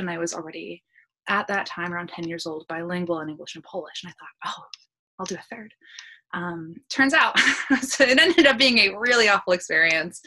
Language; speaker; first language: English; early bilingual, other home language; Polish